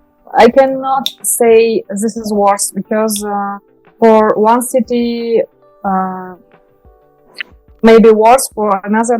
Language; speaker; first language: English; non-native, learner; Russian